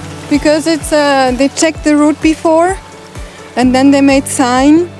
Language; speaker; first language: English; non-native, learner; German